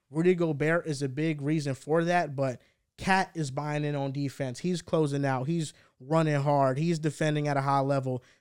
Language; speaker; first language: English; early bilingual, heritage; Spanish